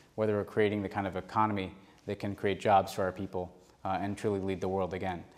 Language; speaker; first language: English; native; English